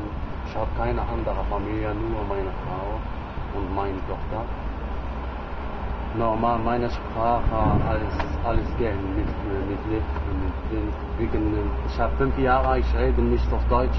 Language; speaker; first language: German; non-native, learner; Arabic